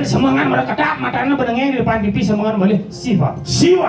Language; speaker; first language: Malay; non-native, local second language; Balinese